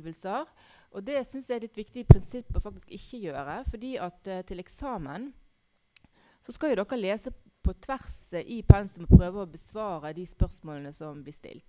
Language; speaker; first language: Norwegian; native; Norwegian